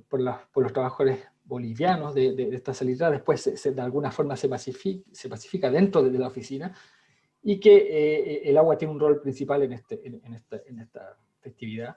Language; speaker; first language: Spanish; native; Spanish